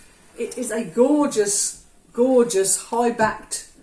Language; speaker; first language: English; native; English